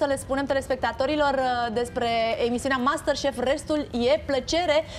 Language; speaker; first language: Romanian; native; Romanian